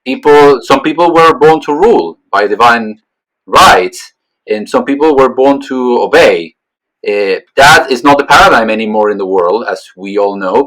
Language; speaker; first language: English; non-native, fluent; Spanish